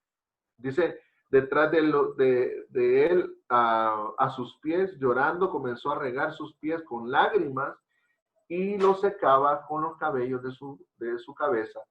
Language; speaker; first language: Spanish; native; Spanish